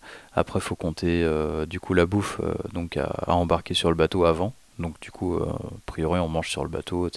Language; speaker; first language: French; native; French